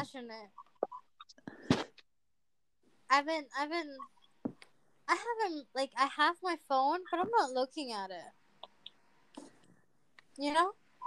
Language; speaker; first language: English; non-native, fluent; Spanish